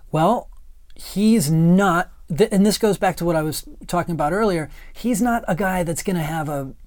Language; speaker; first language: English; native; English